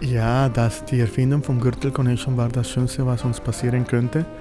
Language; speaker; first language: German; non-native, fluent; Spanish